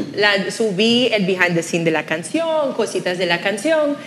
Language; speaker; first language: Spanish; non-native, fluent; Haitian Creole